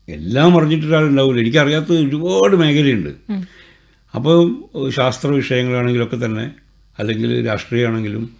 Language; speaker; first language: Malayalam; native; Malayalam